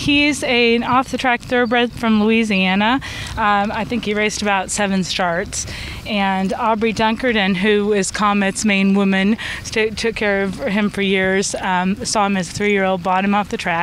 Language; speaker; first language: English; native; English